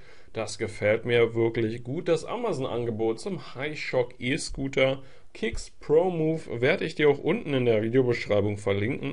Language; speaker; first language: German; native; German